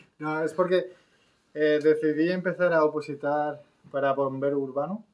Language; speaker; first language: Spanish; early bilingual, other home language; French